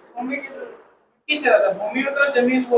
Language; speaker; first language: Hindi; non-native, local second language; Telugu